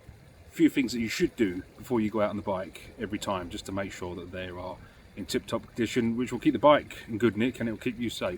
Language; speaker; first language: English; native; English